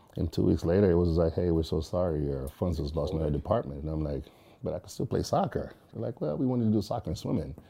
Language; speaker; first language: English; early bilingual, other home language; Jamaican Creole English